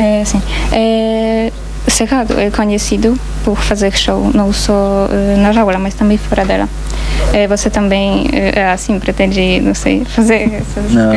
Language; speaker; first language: Portuguese; non-native, fluent; Polish